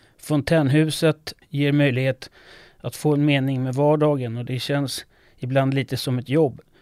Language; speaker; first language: Swedish; non-native, fluent; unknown